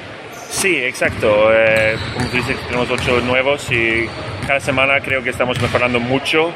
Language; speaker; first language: Spanish; non-native, fluent; Swedish